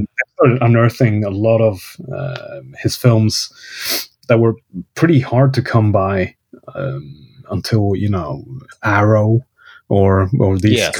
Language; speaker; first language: English; non-native, fluent; Swedish